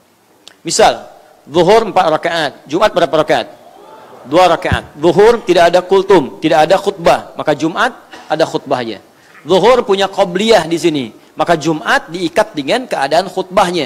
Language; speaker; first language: Indonesian; native; Indonesian